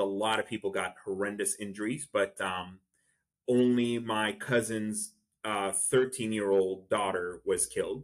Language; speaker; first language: English; non-native, fluent; Arabic